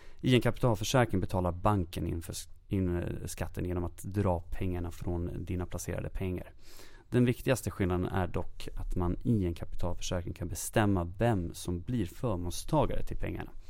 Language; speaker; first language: Swedish; native; Swedish